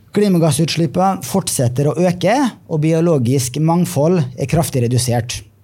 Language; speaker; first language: Norwegian; native; Norwegian